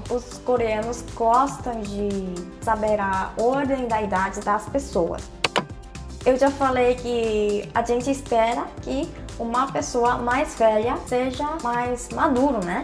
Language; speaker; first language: Portuguese; non-native, fluent; Korean